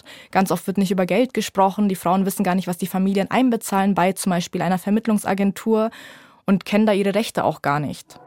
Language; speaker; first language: German; native; German